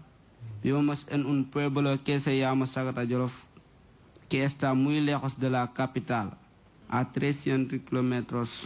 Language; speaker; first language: Spanish; non-native, learner; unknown